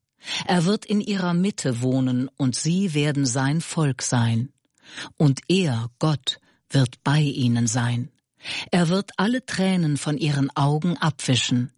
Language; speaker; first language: German; native; German